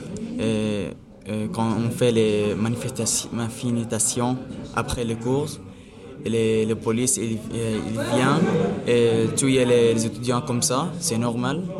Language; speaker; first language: French; non-native, learner; Arabic